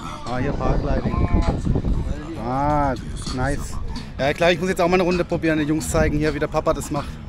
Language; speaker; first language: German; native; German